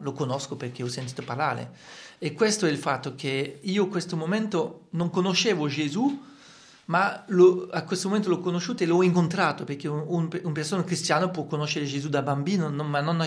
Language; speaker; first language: Italian; non-native, fluent; French